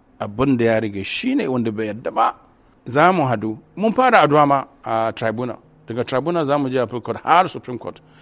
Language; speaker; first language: Hausa; non-native, local second language; Yoruba